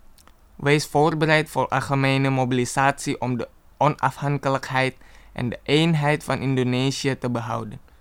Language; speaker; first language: Dutch; non-native, fluent; Indonesian